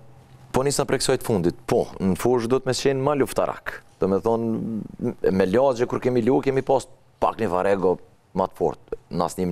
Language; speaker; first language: Albanian; native; Albanian